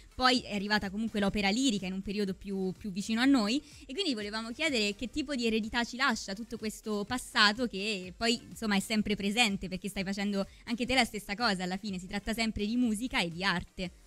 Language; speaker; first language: Italian; native; Italian